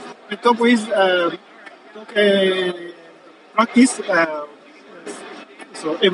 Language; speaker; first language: English; non-native, learner; Japanese